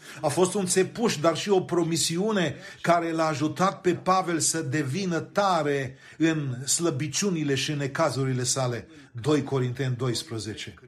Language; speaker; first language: Romanian; native; Romanian